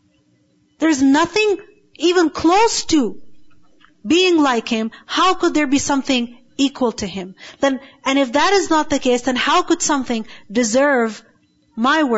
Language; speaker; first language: English; non-native, local second language; Urdu